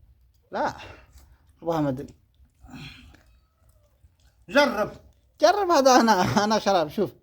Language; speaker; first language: Arabic; non-native, learner; Amharic